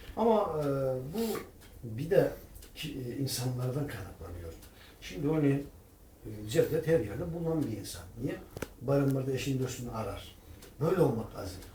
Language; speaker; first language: Turkish; native; Turkish